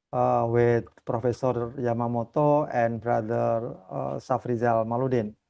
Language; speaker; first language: English; non-native, learner; Indonesian